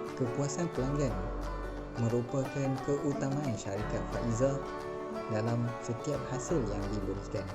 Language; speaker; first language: Malay; native; Malay